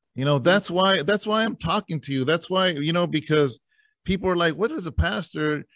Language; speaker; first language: English; native; English